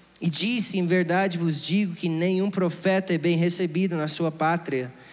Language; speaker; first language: Portuguese; non-native, fluent; English